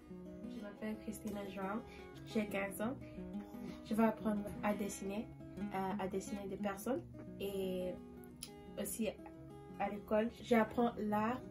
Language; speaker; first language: French; early bilingual, heritage; French